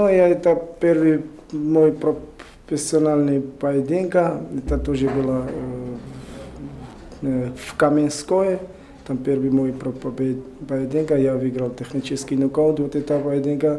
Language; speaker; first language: Russian; non-native, learner; Georgian